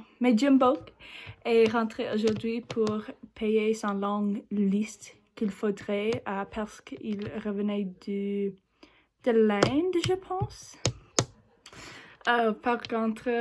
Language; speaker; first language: French; non-native, learner; English